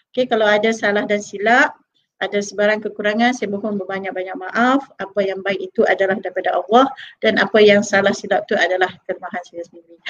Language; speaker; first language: Malay; native; Malay